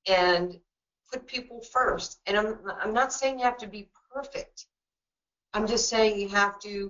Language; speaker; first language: English; native; English